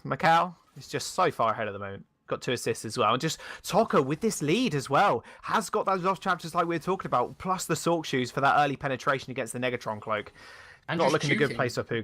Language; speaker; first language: English; native; English